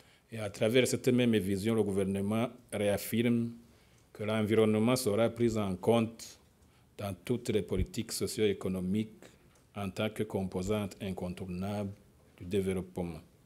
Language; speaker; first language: French; non-native, local second language; Rundi